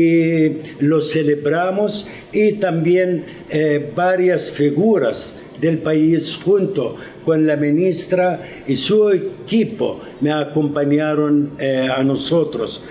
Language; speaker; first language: Spanish; non-native, fluent; Arabic